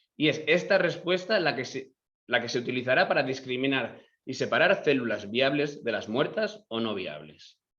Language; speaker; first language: Spanish; native; Spanish